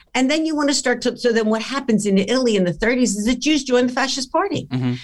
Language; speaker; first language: English; early bilingual, other home language; Italian